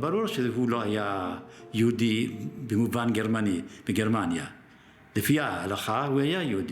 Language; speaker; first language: Hebrew; early bilingual, other home language; German